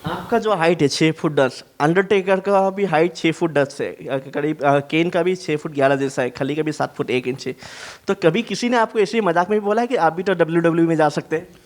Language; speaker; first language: Hindi; non-native, local second language; Assamese